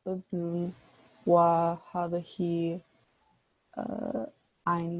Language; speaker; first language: Arabic; non-native, learner; English